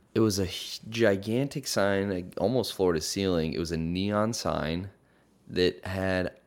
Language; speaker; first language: English; native; English